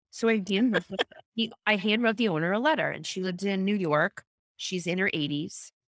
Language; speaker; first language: English; native; English